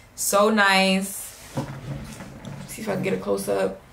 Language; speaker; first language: English; native; English